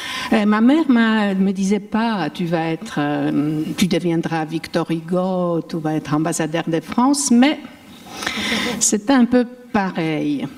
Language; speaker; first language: French; non-native, fluent; Polish